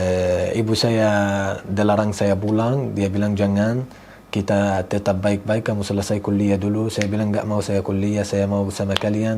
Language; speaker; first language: Indonesian; non-native, learner; Arabic